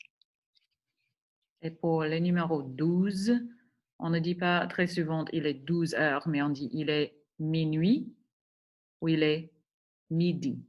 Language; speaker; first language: French; non-native, fluent; English